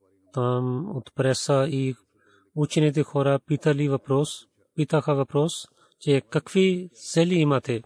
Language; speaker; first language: Bulgarian; non-native, learner; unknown